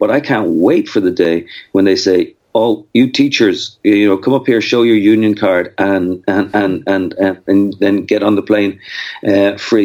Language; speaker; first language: English; native; English